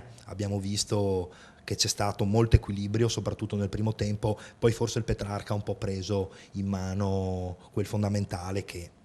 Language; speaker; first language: Italian; native; Italian